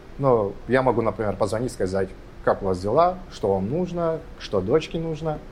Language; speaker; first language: Russian; non-native, local second language; Kazakh